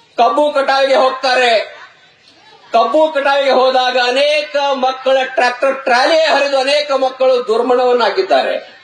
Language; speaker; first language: Kannada; non-native, local second language; Lambadi